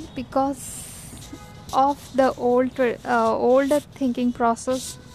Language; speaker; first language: English; non-native, local second language; Malayalam